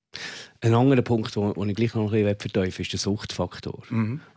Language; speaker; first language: German; native; German